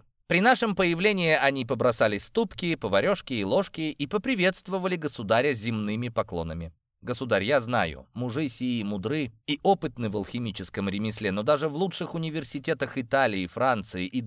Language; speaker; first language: Russian; native; Russian